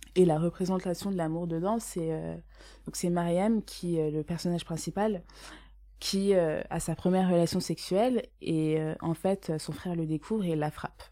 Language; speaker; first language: French; native; French